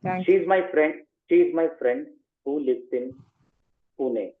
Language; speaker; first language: English; non-native, local second language; Hindi